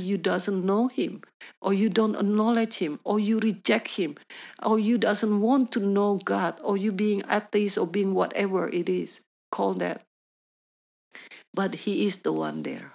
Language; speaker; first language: English; non-native, learner; Indonesian